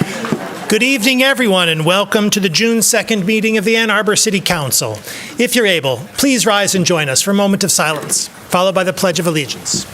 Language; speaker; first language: English; native; English